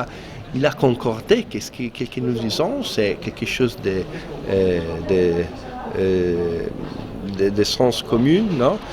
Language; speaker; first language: French; non-native, fluent; Italian